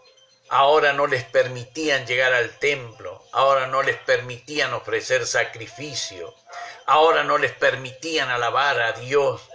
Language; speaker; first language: Spanish; native; Spanish